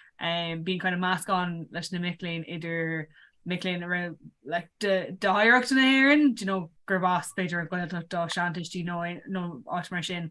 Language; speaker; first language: Irish; non-native, local second language; English